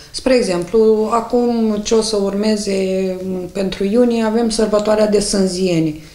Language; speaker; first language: Romanian; native; Romanian